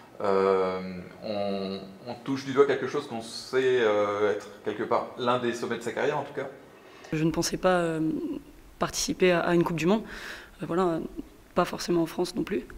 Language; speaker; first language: French; native; French